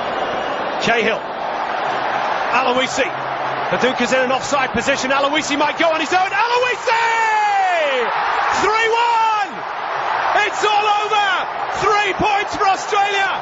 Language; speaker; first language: English; native; English